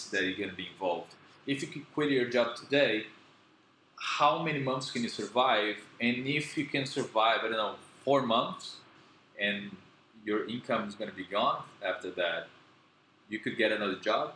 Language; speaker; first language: English; non-native, fluent; Portuguese